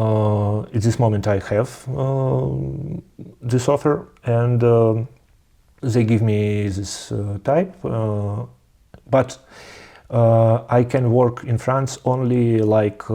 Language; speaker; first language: English; non-native, learner; Russian